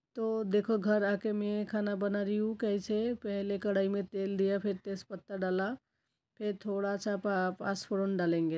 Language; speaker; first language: Hindi; non-native, local second language; Bangla